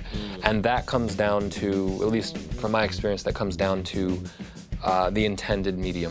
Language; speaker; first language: English; native; English